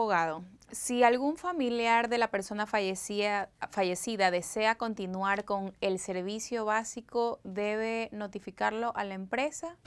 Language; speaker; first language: Spanish; native; Spanish